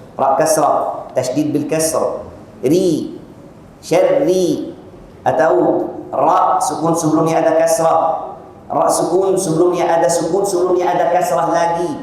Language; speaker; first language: Malay; non-native, fluent; Arabic